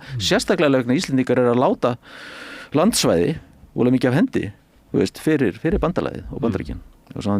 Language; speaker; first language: Icelandic; native; Icelandic